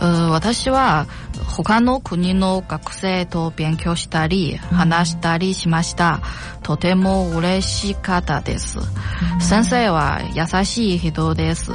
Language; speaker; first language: Japanese; non-native, learner; Chinese